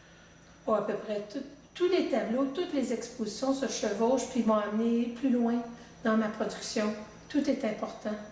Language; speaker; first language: French; native; French